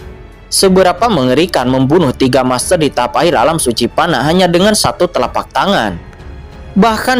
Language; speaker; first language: Indonesian; native; Indonesian